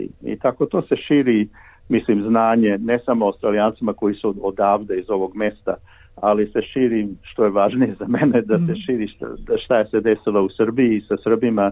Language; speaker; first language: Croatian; early bilingual, heritage; Serbian